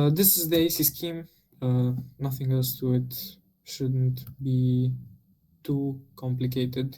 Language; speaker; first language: English; non-native, fluent; Romanian